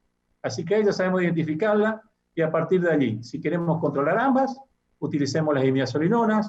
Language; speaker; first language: Spanish; native; Spanish